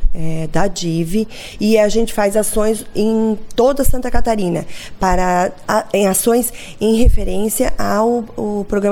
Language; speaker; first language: Portuguese; native; Portuguese